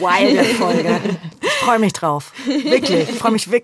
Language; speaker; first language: German; native; German